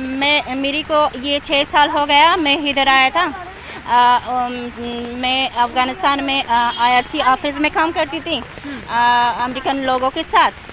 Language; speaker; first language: Hindi; non-native, learner; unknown